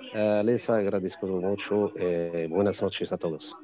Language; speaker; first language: Spanish; non-native, fluent; Arabic